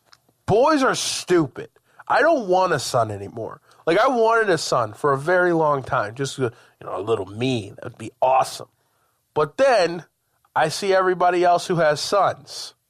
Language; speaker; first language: English; native; English